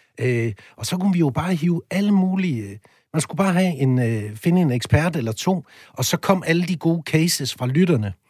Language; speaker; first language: Danish; native; Danish